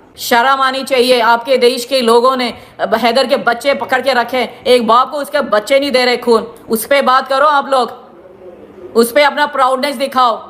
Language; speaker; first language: Hindi; non-native, local second language; Gujarati